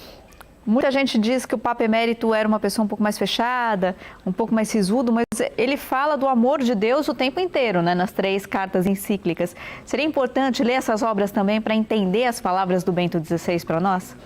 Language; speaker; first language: Portuguese; native; Portuguese